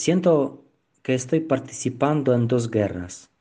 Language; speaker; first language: Spanish; non-native, learner; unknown